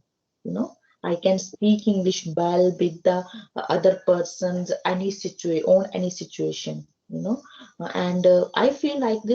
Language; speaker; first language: English; non-native, learner; Hindi